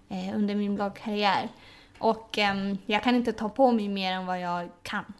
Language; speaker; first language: Swedish; early bilingual, other home language; Thai